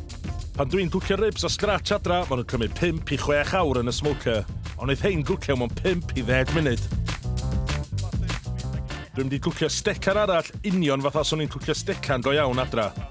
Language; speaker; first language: Welsh; native; Welsh